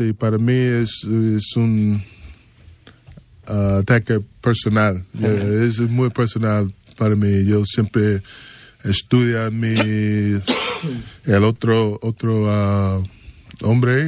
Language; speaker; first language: Spanish; non-native, learner; English